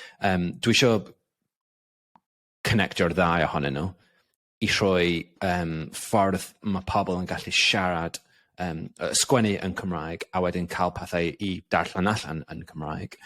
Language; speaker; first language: Welsh; non-native, local second language; English